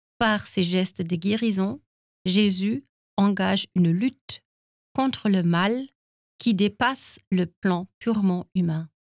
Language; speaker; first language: French; non-native, fluent; German